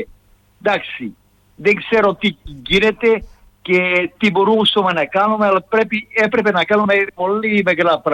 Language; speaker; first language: Greek; non-native, fluent; Serbian